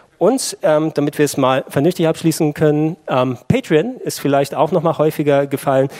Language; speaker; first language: German; early bilingual, other home language; Greek